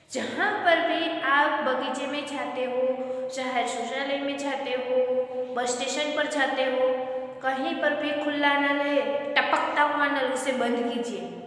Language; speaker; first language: Hindi; non-native, local second language; Gujarati